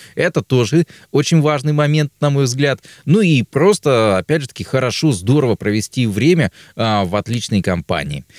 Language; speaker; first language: Russian; native; Russian